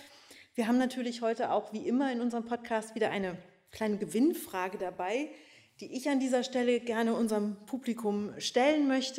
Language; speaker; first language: German; native; German